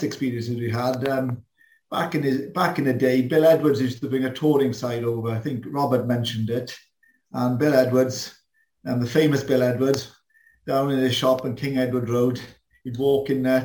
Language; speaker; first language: English; non-native, local second language; Welsh